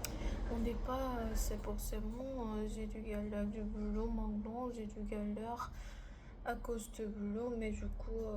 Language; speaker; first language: French; non-native, learner; Korean